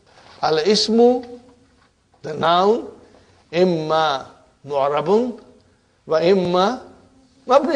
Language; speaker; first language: Arabic; non-native, fluent; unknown